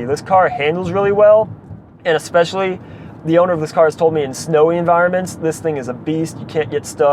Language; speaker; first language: English; native; English